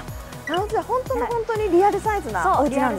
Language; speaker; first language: Japanese; native; Japanese